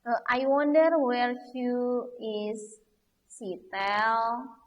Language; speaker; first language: English; non-native, learner; Indonesian